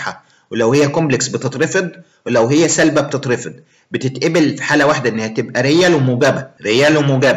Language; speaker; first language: Arabic; native; Arabic